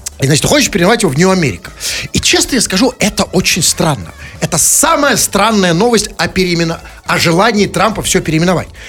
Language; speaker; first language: Russian; native; Russian